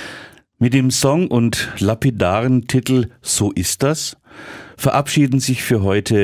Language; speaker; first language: German; native; German